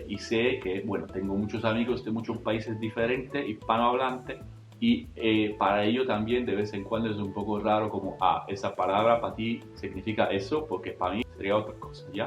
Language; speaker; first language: Spanish; non-native, fluent; Italian